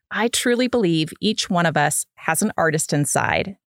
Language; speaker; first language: English; native; English